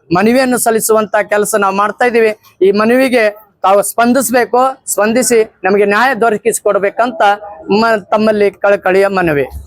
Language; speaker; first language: Kannada; non-native, local second language; Lambadi